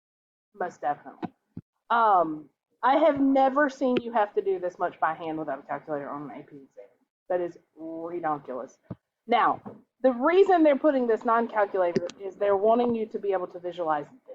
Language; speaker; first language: English; native; English